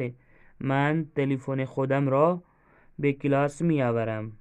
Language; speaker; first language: Persian; non-native, fluent; Urdu